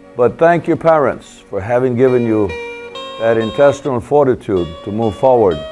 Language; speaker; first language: English; early bilingual, other home language; Spanish